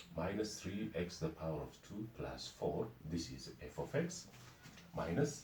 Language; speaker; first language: English; non-native, local second language; Amharic